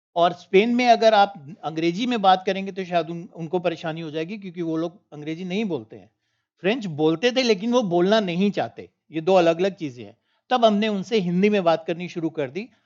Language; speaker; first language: Hindi; non-native, local second language; Punjabi